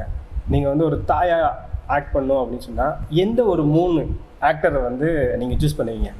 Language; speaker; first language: Tamil; native; Tamil